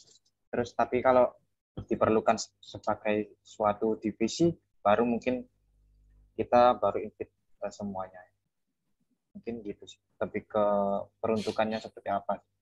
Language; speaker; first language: Indonesian; native; Indonesian